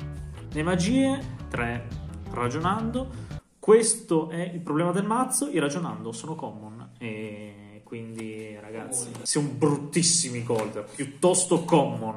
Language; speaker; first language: Italian; native; Italian